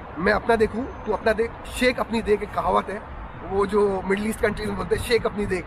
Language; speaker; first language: Hindi; native; Hindi